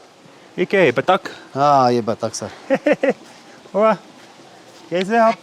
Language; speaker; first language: Hindi; non-native, local second language; Balti